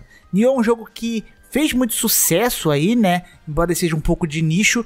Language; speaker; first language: Portuguese; native; Portuguese